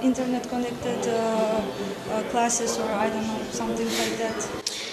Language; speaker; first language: English; non-native, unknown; Macedonian